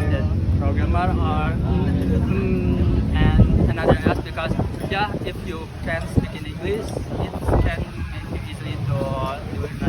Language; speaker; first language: English; non-native, learner; Indonesian